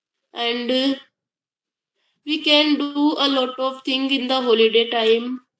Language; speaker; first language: English; non-native, learner; Hindi